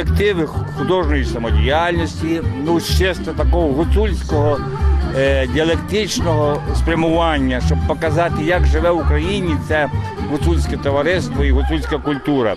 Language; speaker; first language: Ukrainian; native; Ukrainian